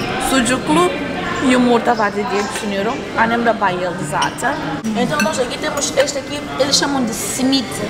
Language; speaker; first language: Turkish; non-native, fluent; Portuguese